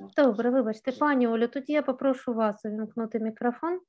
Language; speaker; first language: Ukrainian; native; Ukrainian